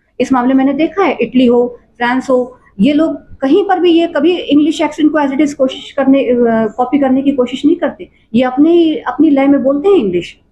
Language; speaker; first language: Hindi; native; Hindi